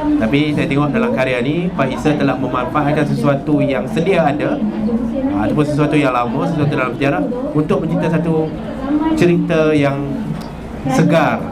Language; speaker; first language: Malay; native; Malay